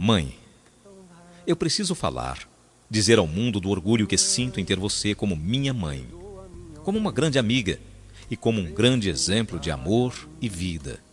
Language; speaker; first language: Portuguese; native; Portuguese